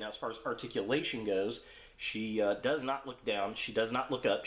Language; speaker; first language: English; native; English